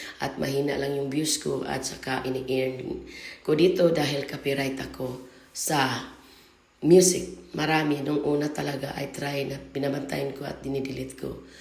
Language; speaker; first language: Filipino; non-native, local second language; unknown